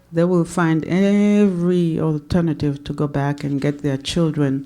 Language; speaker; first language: English; non-native, local second language; Swahili